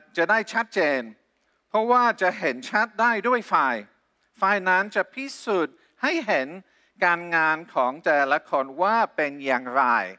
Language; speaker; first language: Thai; non-native, fluent; English